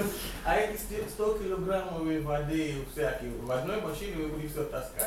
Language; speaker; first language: Russian; non-native, fluent; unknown